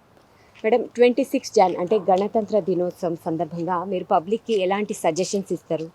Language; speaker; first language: Telugu; native; Telugu